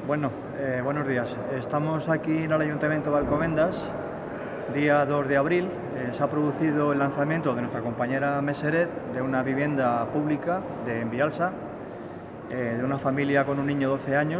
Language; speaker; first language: Spanish; native; Spanish